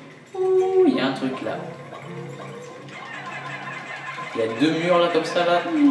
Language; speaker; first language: French; native; French